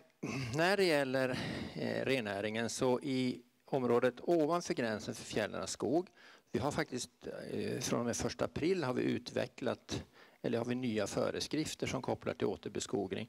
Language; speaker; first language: Swedish; native; Swedish